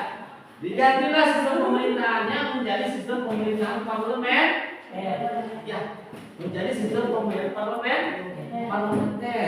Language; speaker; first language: Indonesian; native; Indonesian